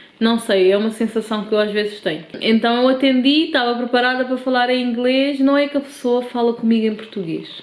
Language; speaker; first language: Portuguese; non-native, local second language; Kabuverdianu